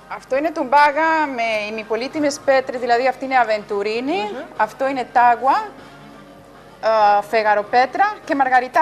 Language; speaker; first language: Greek; non-native, fluent; Spanish